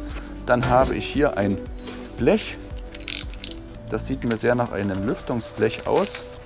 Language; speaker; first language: German; native; German